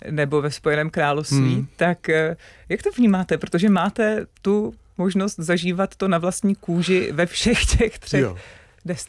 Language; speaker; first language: Czech; native; Czech